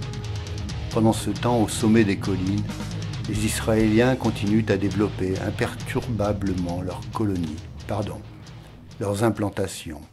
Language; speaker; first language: French; native; French